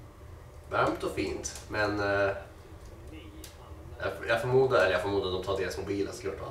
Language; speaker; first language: Swedish; native; Swedish